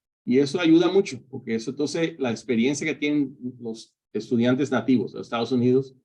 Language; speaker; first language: Spanish; early bilingual, heritage; Spanish